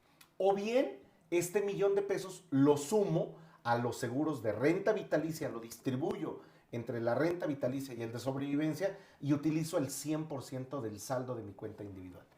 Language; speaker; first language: Spanish; native; Spanish